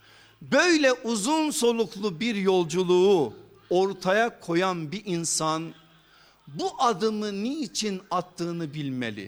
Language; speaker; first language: Turkish; native; Turkish